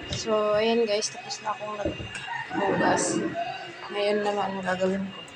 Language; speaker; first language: Filipino; non-native, local second language; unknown